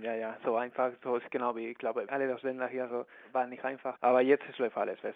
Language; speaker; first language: German; non-native, learner; Spanish